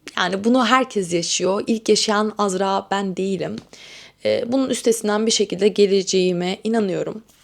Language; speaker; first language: Turkish; native; Turkish